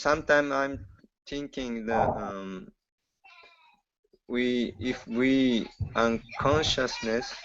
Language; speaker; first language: English; non-native, learner; Japanese